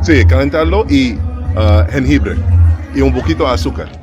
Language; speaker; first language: Spanish; non-native, learner; English